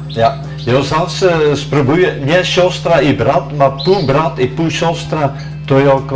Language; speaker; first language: Polish; early bilingual, heritage; Polish